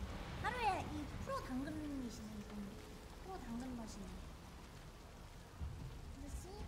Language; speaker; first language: Korean; native; Korean